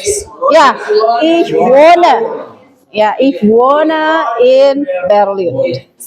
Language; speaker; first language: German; non-native, learner; Indonesian